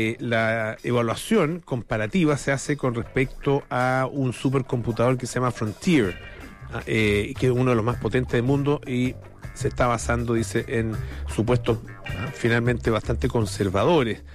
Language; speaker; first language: Spanish; native; Spanish